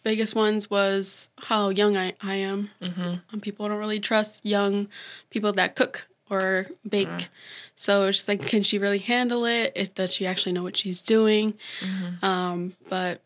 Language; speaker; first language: English; native; English